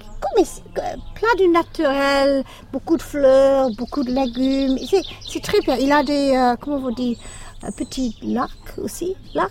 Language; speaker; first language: French; non-native, learner; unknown